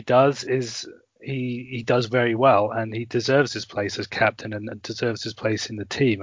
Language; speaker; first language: English; native; English